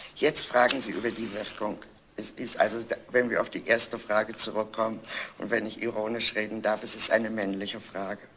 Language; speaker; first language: German; native; German